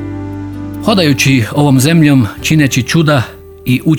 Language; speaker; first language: Croatian; native; Croatian